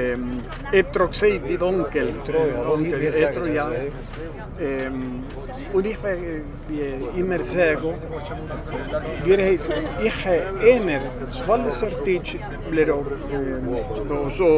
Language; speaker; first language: German; early bilingual, heritage; German